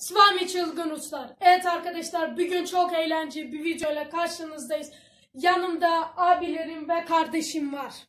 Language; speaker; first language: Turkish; early bilingual, other home language; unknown